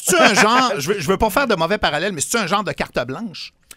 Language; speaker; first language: French; native; French